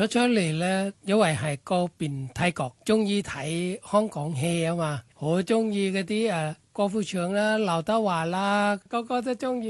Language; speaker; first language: Cantonese; non-native, fluent; Thai